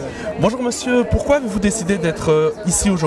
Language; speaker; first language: French; native; French